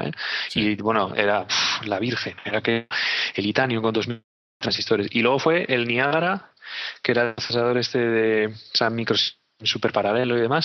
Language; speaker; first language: Spanish; native; Spanish